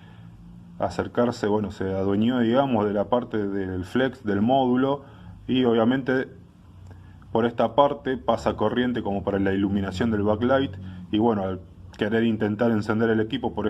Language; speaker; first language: Spanish; native; Spanish